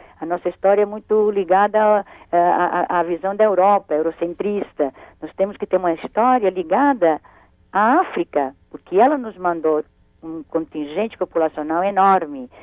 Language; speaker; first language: Portuguese; early bilingual, other home language; Spanish